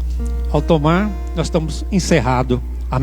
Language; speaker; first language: Portuguese; native; Portuguese